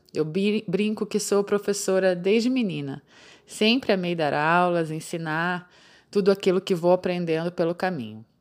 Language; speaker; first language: Portuguese; native; Portuguese